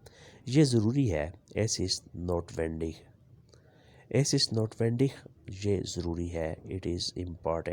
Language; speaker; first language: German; non-native, learner; Urdu